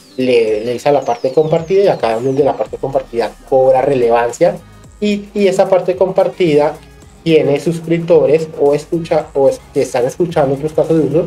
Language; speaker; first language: Spanish; native; Spanish